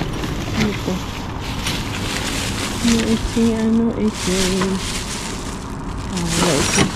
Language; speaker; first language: Filipino; non-native, local second language; Cebuano